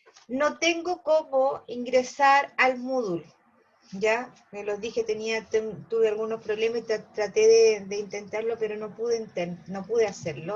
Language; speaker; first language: Spanish; native; Spanish